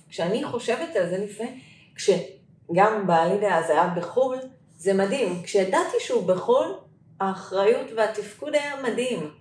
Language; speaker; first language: Hebrew; native; Hebrew